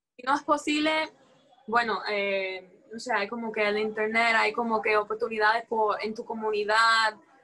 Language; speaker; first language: Spanish; non-native, fluent; English